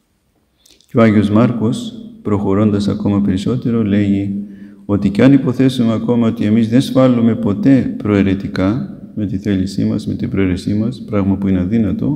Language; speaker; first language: Greek; native; Greek